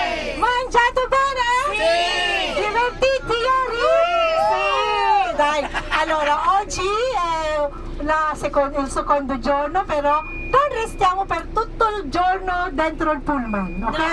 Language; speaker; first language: Italian; non-native, fluent; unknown